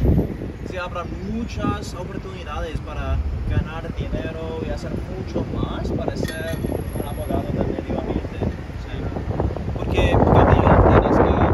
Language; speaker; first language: Spanish; non-native, learner; English